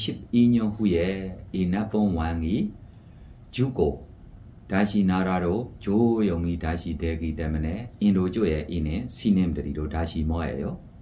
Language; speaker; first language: Korean; non-native, fluent; Burmese